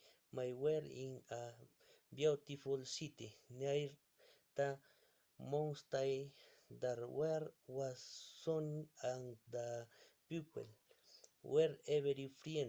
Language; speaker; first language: English; non-native, learner; Spanish